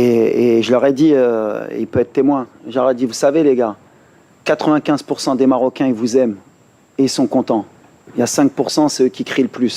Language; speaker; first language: French; native; French